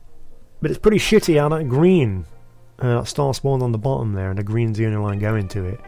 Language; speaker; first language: English; native; English